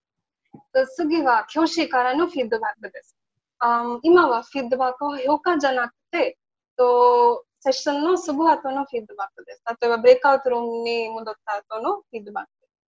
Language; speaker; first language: Japanese; non-native, learner; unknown